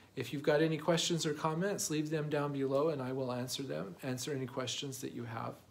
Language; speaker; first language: English; native; English